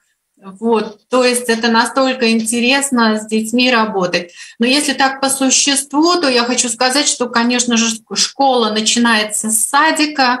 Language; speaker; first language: Russian; native; Russian